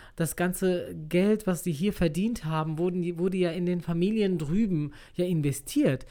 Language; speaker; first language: German; early bilingual, other home language; Turkish